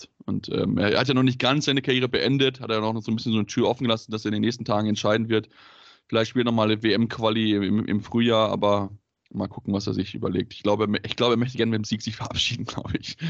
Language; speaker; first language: German; native; German